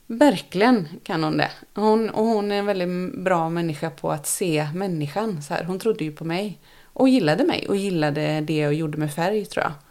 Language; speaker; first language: Swedish; native; Swedish